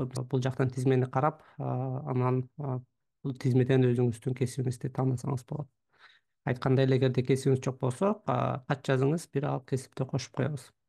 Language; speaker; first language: Kyrgyz; native; Kyrgyz